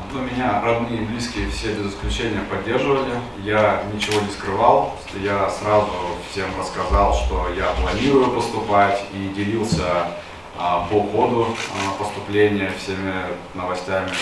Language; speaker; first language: Russian; native; Russian